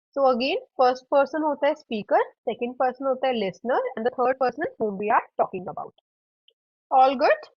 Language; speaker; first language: Hindi; native; Hindi